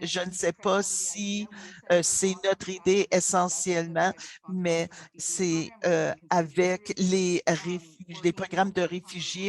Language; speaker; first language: French; non-native, fluent; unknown